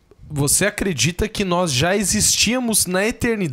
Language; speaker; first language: Portuguese; native; Portuguese